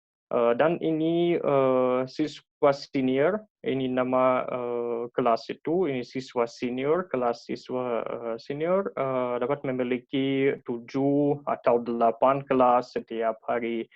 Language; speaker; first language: Indonesian; non-native, learner; Russian